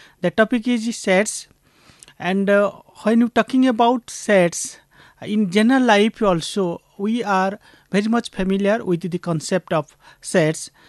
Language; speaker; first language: English; non-native, local second language; Hindi